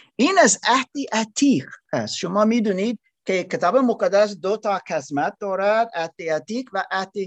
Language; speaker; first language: Persian; non-native, learner; German